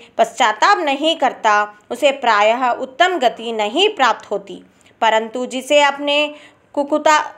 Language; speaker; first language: Hindi; non-native, local second language; Telugu